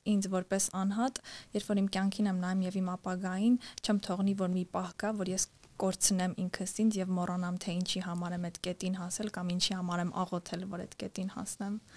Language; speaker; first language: Armenian; native; Armenian